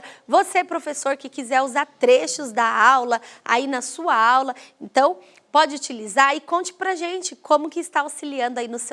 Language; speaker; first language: Portuguese; native; Portuguese